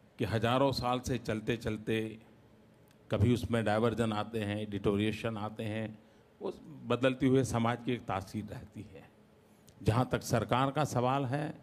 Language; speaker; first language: Hindi; non-native, local second language; Gujarati